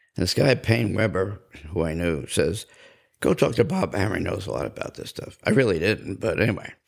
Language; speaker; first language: English; native; English